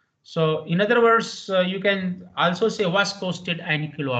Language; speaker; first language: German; non-native, fluent; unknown